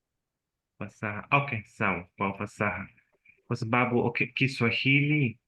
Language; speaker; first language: Swahili; non-native, learner; Spanish